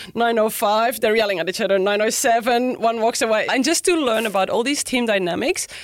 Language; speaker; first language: English; non-native, fluent; Dutch